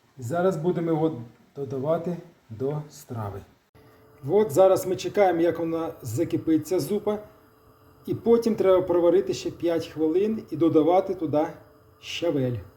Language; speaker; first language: Ukrainian; native; Ukrainian